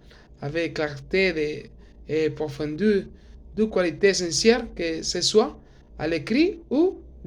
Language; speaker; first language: French; non-native, learner; Spanish